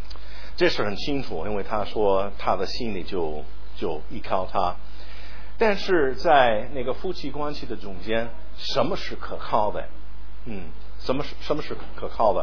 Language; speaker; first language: Chinese; non-native, fluent; English